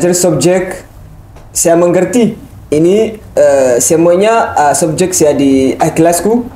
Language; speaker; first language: Indonesian; non-native, learner; Hausa